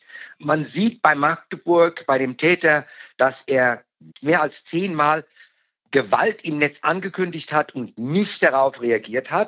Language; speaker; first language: German; native; German